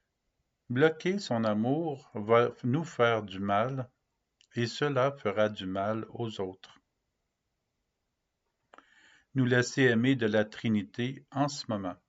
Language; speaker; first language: French; native; French